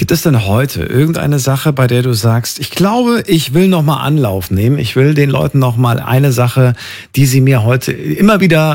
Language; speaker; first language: German; native; German